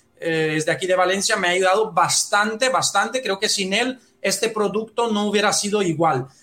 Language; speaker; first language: Spanish; non-native, fluent; Romanian